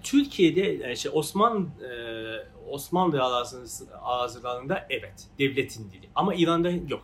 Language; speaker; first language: Turkish; non-native, fluent; Persian